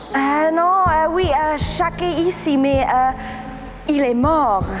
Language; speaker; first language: French; non-native, local second language; German